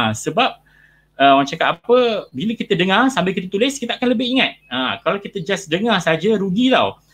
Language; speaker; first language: Malay; native; Malay